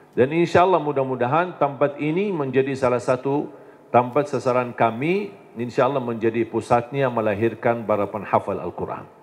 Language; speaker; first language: Indonesian; non-native, fluent; Arabic